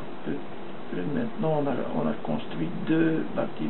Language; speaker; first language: French; non-native, fluent; Dutch